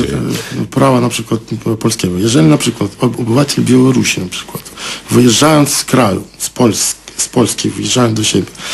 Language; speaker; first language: Polish; non-native, fluent; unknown